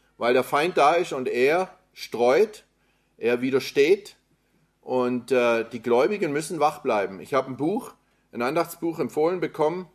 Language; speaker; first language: German; native; German